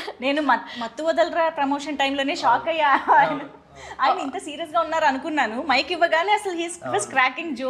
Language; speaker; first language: Telugu; native; Telugu